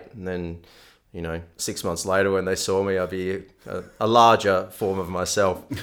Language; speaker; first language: English; native; English